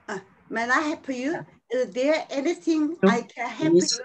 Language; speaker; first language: English; non-native, learner; Chinese